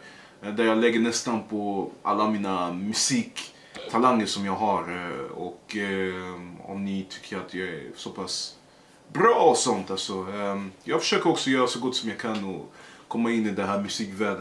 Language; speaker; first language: Swedish; early bilingual, other home language; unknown